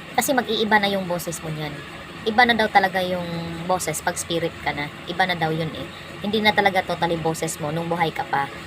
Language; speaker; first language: Filipino; non-native, local second language; Cebuano